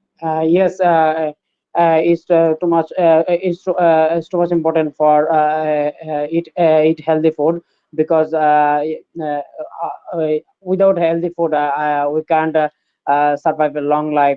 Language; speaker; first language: English; non-native, learner; Bangla